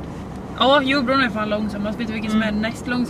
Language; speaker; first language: Swedish; native; Swedish